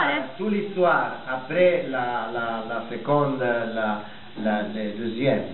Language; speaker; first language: French; non-native, fluent; Italian